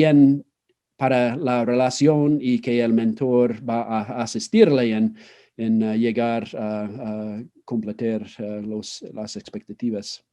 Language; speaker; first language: Spanish; non-native, fluent; English